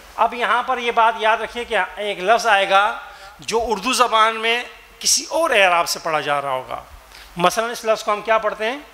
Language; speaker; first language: Urdu; native; Urdu